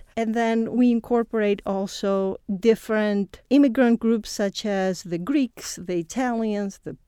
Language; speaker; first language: English; non-native, fluent; Greek